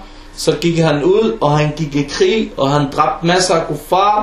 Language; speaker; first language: Danish; non-native, fluent; Arabic